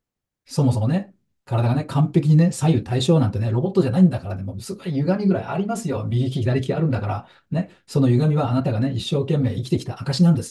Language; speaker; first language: Japanese; native; Japanese